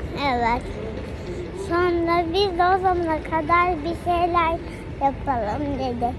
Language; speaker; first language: Turkish; early bilingual, heritage; Turkish